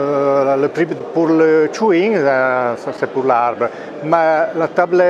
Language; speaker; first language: French; non-native, local second language; Italian